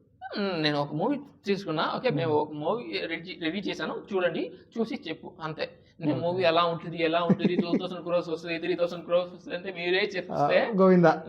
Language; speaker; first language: Telugu; non-native, learner; Tamil